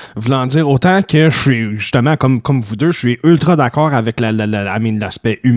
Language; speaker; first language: French; native; French